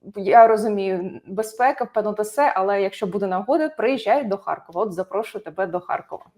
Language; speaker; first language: Ukrainian; native; Ukrainian